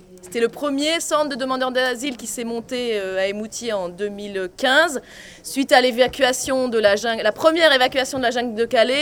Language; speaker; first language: French; native; French